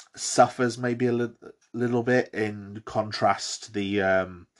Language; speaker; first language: English; native; English